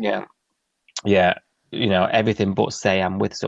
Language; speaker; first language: English; native; English